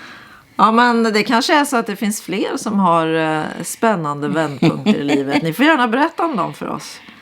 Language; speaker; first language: Swedish; native; Swedish